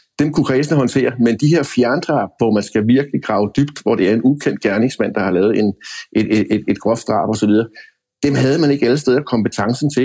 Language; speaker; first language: Danish; native; Danish